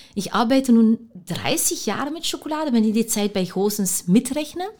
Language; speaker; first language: German; non-native, fluent; Dutch